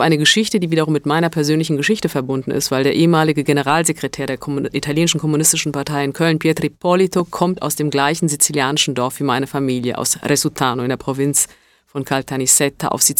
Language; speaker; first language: German; early bilingual, other home language; Italian